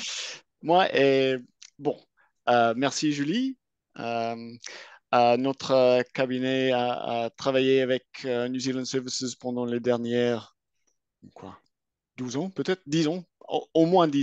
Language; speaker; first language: French; non-native, fluent; English